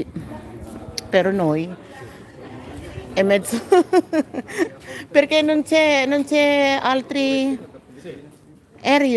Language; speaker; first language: Italian; non-native, learner; Filipino